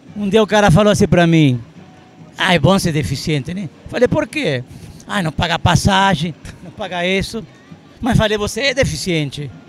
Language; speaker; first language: Portuguese; non-native, fluent; Arabic